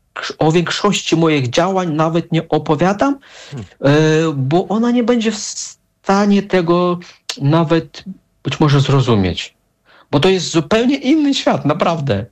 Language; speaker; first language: Polish; non-native, fluent; Russian